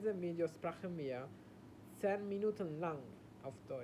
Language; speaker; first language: German; non-native, learner; Italian